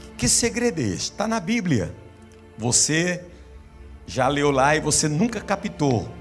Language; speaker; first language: Portuguese; native; Portuguese